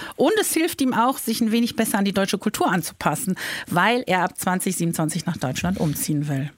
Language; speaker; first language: German; native; German